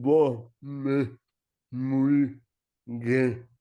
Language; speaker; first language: English; non-native, learner; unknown